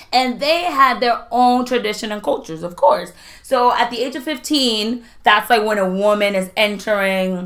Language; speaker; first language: English; non-native, fluent; Spanish